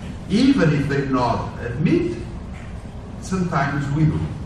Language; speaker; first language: English; non-native, fluent; Portuguese